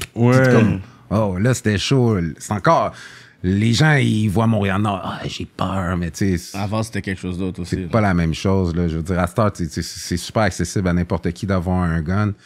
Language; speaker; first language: French; native; French